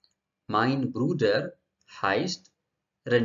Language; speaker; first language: German; non-native, learner; Marathi